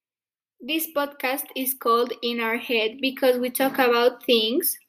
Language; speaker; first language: English; non-native, fluent; Spanish